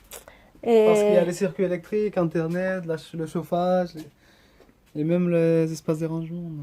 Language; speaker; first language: French; early bilingual, other home language; Spanish